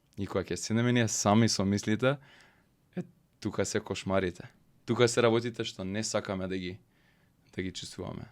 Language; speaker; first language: Macedonian; early bilingual, heritage; Macedonian